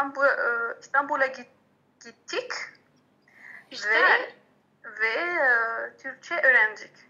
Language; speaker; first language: Turkish; non-native, learner; Arabic